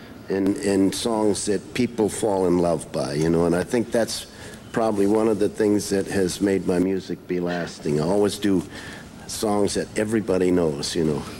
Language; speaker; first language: English; native; English